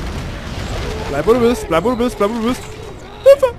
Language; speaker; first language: German; native; German